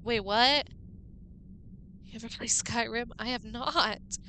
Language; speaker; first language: English; native; English